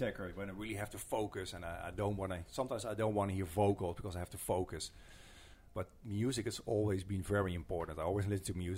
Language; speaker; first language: English; non-native, fluent; Dutch